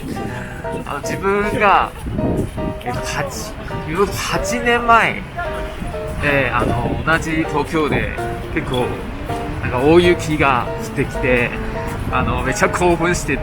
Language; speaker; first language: Japanese; non-native, fluent; Chinese